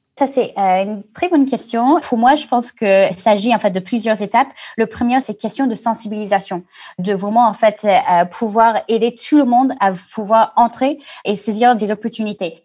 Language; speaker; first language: French; non-native, fluent; Chinese